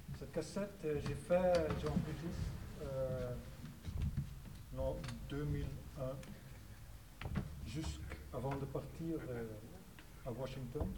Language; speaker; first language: French; non-native, learner; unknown